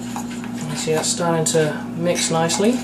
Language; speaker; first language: English; native; English